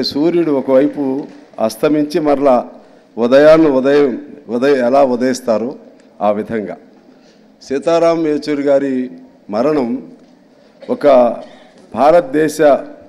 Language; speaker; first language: Telugu; native; Telugu